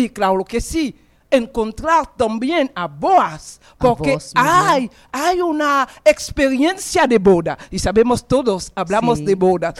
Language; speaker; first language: Spanish; non-native, fluent; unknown